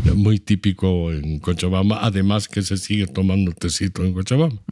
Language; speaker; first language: Spanish; native; Spanish